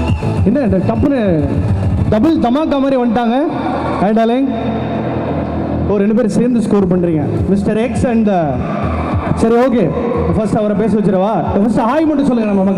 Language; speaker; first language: Tamil; native; Tamil